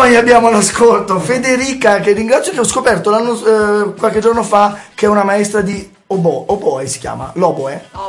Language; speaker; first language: Italian; native; Italian